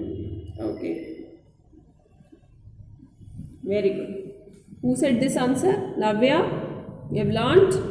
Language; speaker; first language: English; non-native, local second language; Hindi